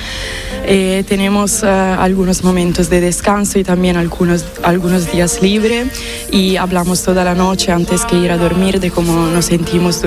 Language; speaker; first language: Spanish; non-native, fluent; Italian